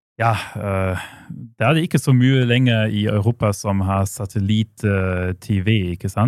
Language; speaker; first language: Norwegian; non-native, fluent; German